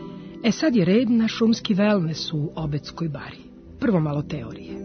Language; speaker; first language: Serbian; native; Serbian